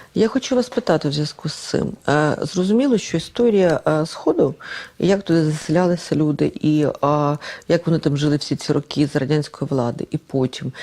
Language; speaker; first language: Ukrainian; non-native, local second language; Russian